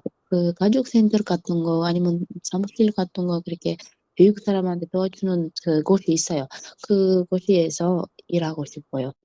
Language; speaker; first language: Korean; non-native, learner; Uzbek